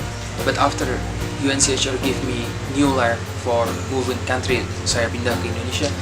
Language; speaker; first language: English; non-native, learner; Arabic